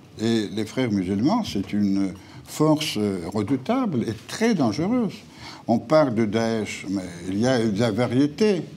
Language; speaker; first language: French; non-native, fluent; Russian